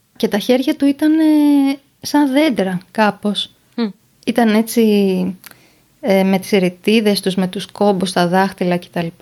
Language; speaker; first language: Greek; native; Greek